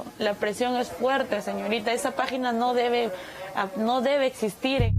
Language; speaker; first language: Spanish; native; Spanish